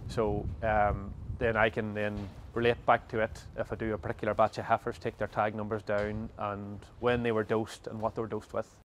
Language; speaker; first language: English; native; English